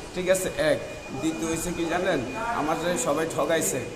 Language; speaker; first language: Bangla; native; Bangla